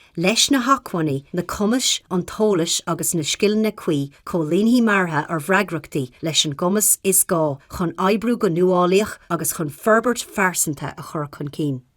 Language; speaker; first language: Irish; non-native, local second language; English